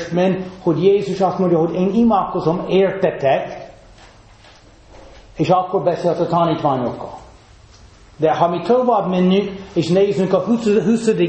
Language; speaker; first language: Hungarian; non-native, fluent; English